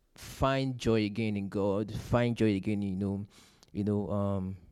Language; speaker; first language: English; non-native, local second language; Yoruba